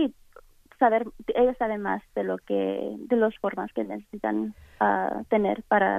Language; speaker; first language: Spanish; early bilingual, heritage; Spanish